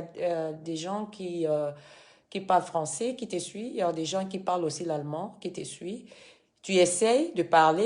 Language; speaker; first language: French; non-native, fluent; Lingala